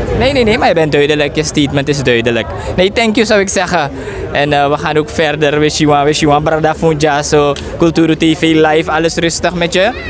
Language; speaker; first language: Dutch; native; Dutch